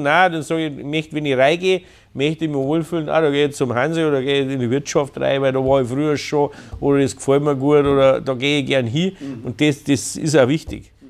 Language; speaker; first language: German; native; German